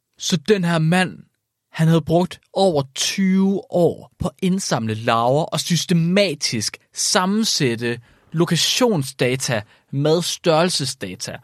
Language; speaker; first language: Danish; native; Danish